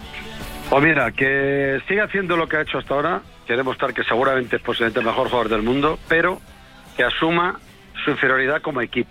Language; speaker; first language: Spanish; native; Spanish